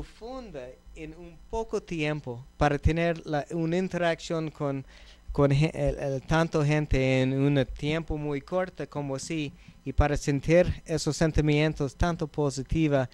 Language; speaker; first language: Spanish; non-native, learner; English